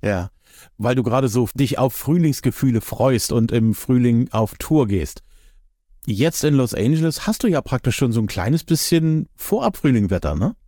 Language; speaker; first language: German; native; German